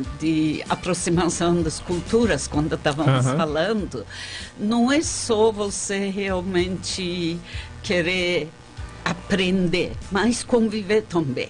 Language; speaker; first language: Portuguese; non-native, fluent; Persian